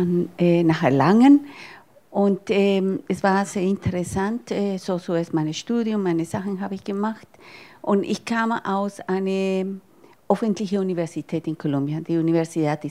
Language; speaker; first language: German; non-native, fluent; Spanish